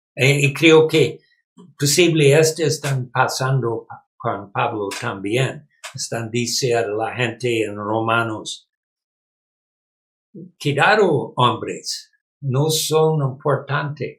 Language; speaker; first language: Spanish; non-native, learner; English